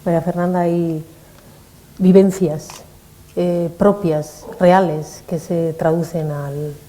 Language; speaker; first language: Spanish; native; Spanish